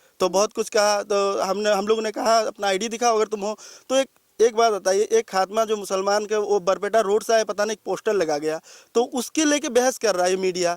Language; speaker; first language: Hindi; non-native, local second language; Bangla